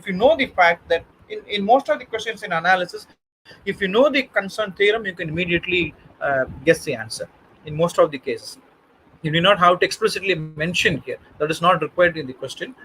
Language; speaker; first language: English; non-native, local second language; Tamil